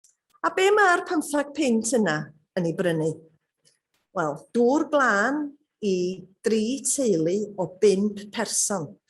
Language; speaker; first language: Welsh; native; Welsh